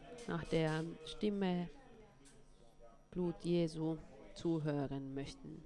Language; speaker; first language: German; non-native, fluent; Finnish